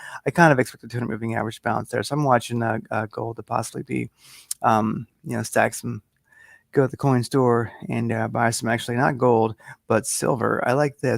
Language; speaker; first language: English; native; English